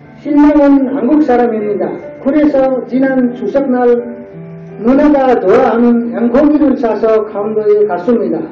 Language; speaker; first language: Korean; non-native, learner; Nepali